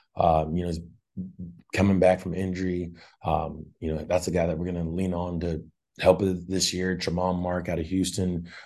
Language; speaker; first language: English; native; English